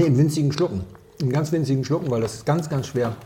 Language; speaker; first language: German; native; German